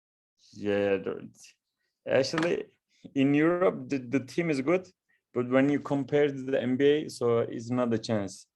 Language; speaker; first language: English; non-native, learner; Turkish